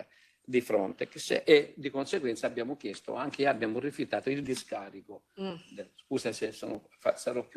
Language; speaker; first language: Italian; native; Italian